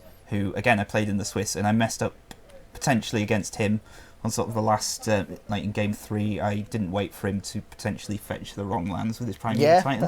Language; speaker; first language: English; native; English